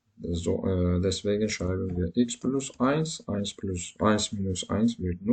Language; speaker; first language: German; non-native, learner; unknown